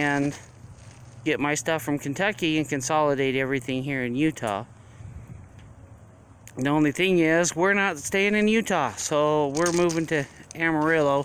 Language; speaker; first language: English; native; English